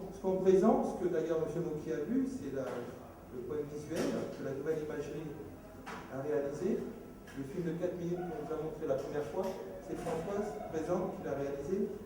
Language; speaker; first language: French; native; French